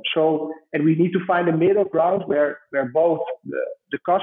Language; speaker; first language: English; non-native, fluent; Dutch